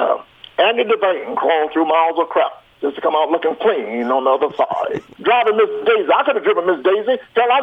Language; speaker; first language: English; native; English